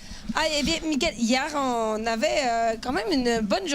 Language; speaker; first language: French; native; French